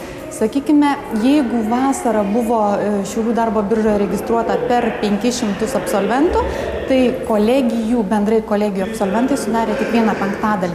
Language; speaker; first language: Lithuanian; native; Lithuanian